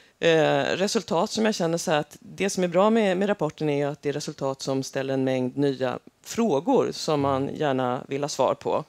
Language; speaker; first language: Swedish; native; Swedish